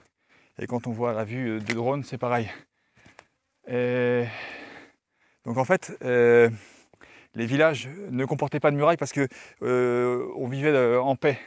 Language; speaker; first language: French; native; French